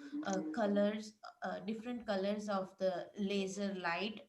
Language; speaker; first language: English; non-native, learner; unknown